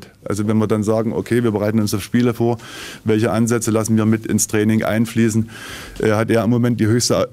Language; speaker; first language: German; native; German